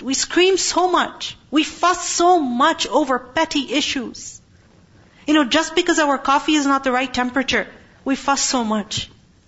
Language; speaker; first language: English; non-native, local second language; Urdu